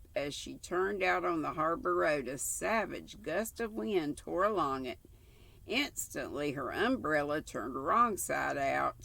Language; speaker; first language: English; native; English